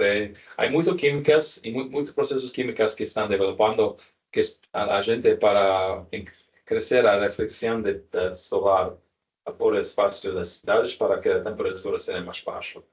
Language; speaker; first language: Spanish; non-native, learner; English